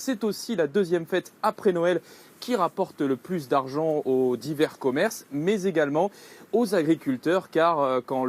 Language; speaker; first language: French; native; French